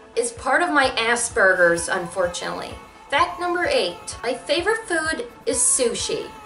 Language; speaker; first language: English; native; English